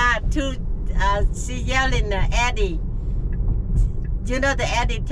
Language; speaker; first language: English; non-native, learner; Vietnamese